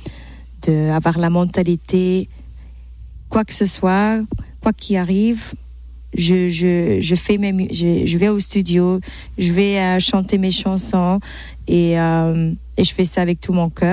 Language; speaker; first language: French; non-native, local second language; German